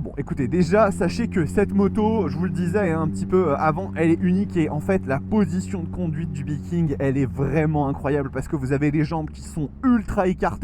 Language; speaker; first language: French; native; French